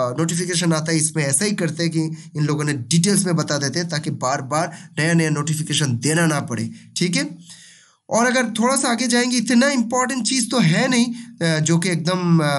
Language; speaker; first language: Hindi; non-native, local second language; Bangla